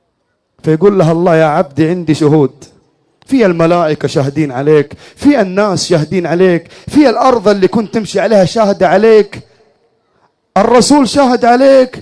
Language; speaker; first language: Arabic; native; Arabic